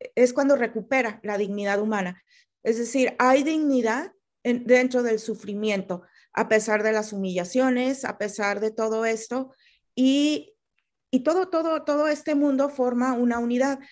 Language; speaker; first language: Spanish; native; Spanish